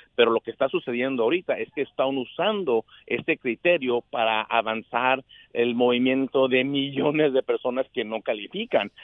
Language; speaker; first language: Spanish; early bilingual, heritage; Spanish